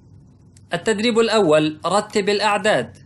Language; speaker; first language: Arabic; non-native, fluent; Pashto